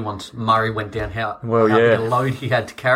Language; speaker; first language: English; native; English